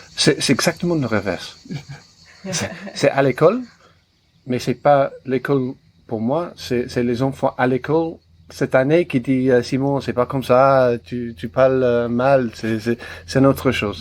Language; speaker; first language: French; non-native, learner; English